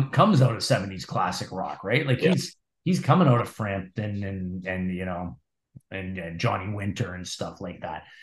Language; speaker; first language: English; native; English